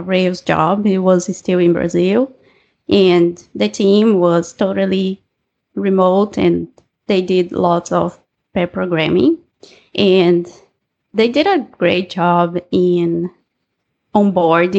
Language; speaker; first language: English; non-native, fluent; Portuguese